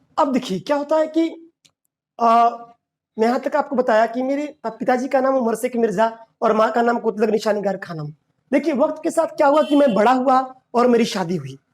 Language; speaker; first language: Hindi; native; Hindi